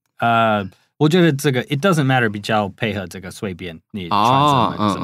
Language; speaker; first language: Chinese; non-native, fluent; English